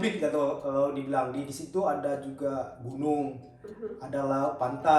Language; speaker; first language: Indonesian; native; Indonesian